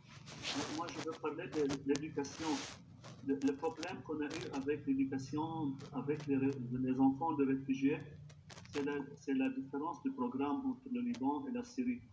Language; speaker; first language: French; non-native, local second language; Arabic